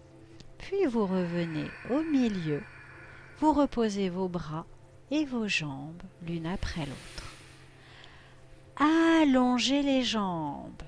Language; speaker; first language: French; native; French